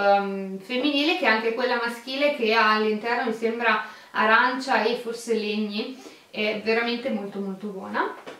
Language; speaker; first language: Italian; native; Italian